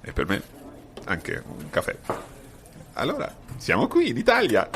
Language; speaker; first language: Italian; non-native, fluent; English